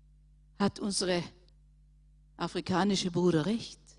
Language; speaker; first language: German; non-native, fluent; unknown